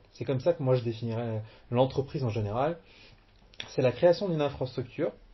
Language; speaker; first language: French; early bilingual, other home language; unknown